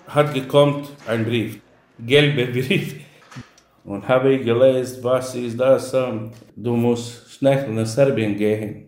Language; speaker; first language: German; non-native, learner; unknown